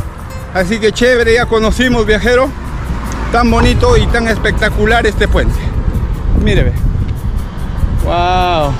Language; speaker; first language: Spanish; native; Spanish